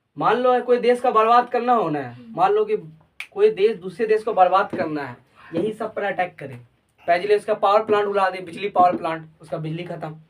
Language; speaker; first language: Hindi; native; Hindi